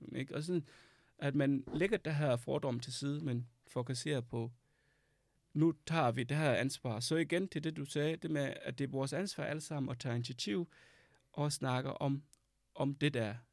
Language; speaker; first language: Danish; non-native, fluent; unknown